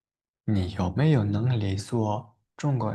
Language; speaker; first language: Chinese; non-native, fluent; Uzbek